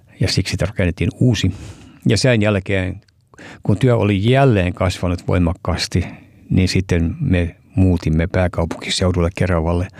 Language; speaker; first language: Finnish; early bilingual, heritage; Finnish